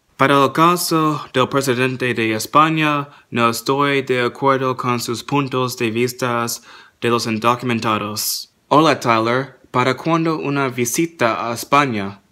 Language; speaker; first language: Spanish; non-native, learner; English